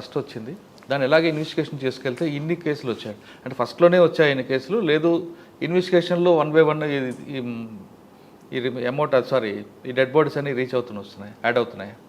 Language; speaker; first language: Telugu; native; Telugu